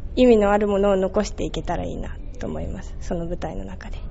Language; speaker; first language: Japanese; native; Japanese